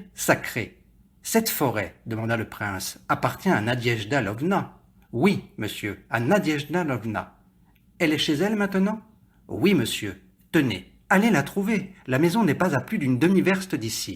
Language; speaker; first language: French; native; French